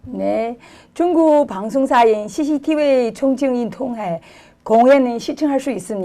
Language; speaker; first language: Korean; non-native, fluent; Chinese